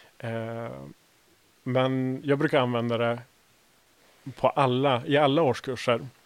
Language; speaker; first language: Swedish; native; Swedish